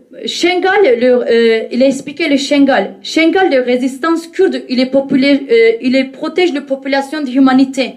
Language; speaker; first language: French; non-native, learner; Kurdish